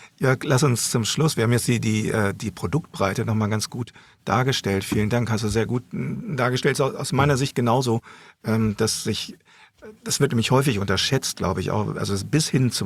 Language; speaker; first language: German; native; German